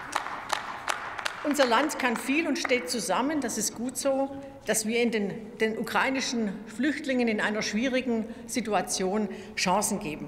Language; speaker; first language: German; native; German